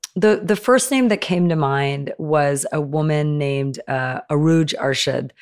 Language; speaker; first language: English; native; English